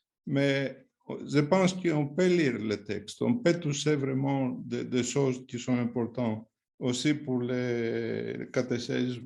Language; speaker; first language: French; non-native, fluent; Greek